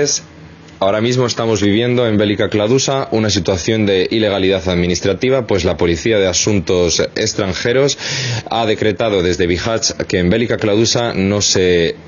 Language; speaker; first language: Spanish; native; Spanish